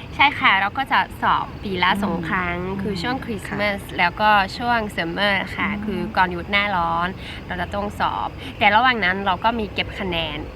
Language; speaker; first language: Thai; non-native, fluent; Dutch